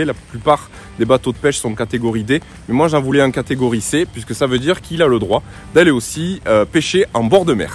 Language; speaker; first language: French; native; French